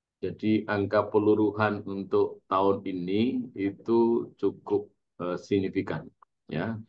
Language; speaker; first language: Indonesian; native; Indonesian